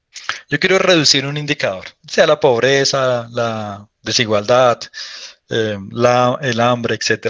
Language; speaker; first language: Spanish; native; Spanish